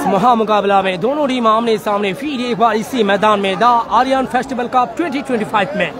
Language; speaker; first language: Hindi; non-native, local second language; Bangla